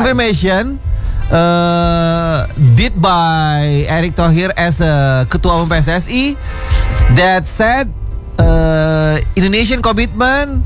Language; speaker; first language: English; non-native, learner; Indonesian